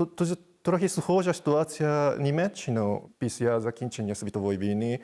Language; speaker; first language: Ukrainian; non-native, fluent; Japanese